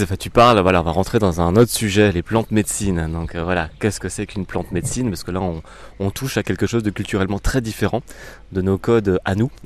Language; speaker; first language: French; native; French